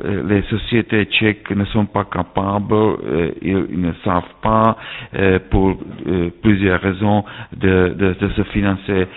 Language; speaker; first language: French; non-native, fluent; Czech